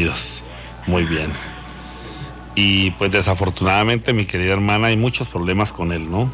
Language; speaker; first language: Spanish; native; Spanish